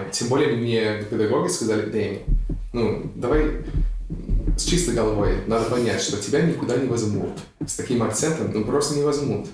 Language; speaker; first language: Russian; non-native, fluent; English